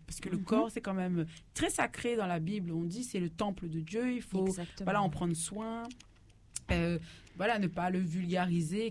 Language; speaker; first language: French; native; French